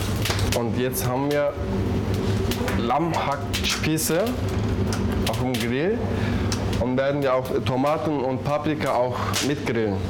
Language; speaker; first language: German; non-native, learner; Turkish